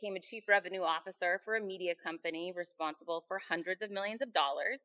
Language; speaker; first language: English; native; English